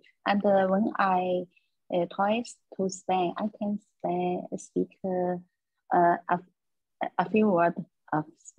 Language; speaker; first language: English; non-native, learner; Chinese